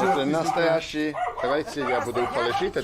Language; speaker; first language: Russian; non-native, learner; English